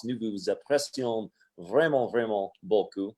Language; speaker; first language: French; non-native, fluent; English